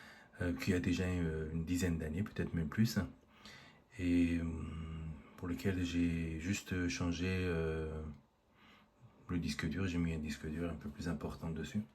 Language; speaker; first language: French; native; French